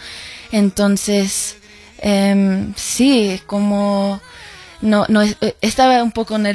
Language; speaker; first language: Spanish; non-native, learner; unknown